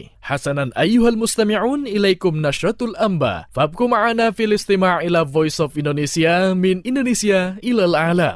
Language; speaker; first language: Arabic; non-native, fluent; Indonesian